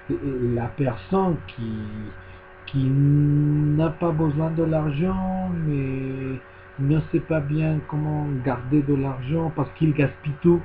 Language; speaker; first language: French; non-native, learner; Spanish